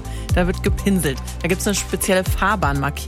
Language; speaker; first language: German; native; German